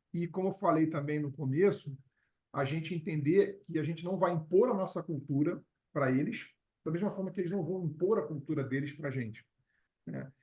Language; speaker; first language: Portuguese; native; Portuguese